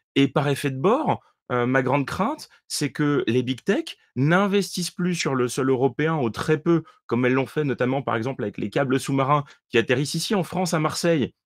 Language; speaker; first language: French; native; French